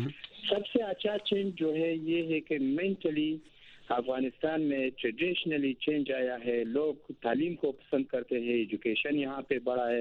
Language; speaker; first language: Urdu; non-native, fluent; Pashto